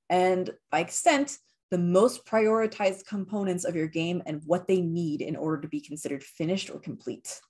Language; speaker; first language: English; native; English